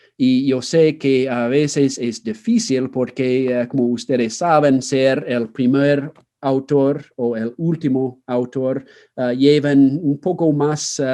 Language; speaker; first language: Spanish; non-native, fluent; English